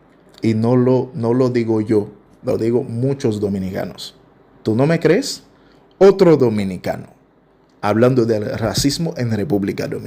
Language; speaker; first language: Spanish; non-native, fluent; Haitian Creole